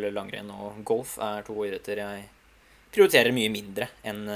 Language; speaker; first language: Norwegian; non-native, fluent; Hungarian